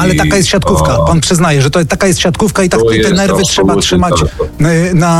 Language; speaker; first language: Polish; native; Polish